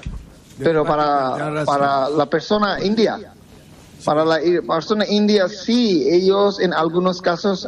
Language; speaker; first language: Spanish; non-native, fluent; Bangla